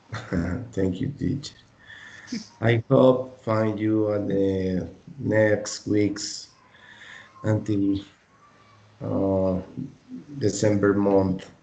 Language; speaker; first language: English; non-native, learner; Spanish